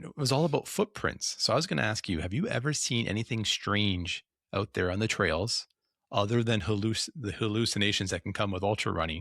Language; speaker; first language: English; native; English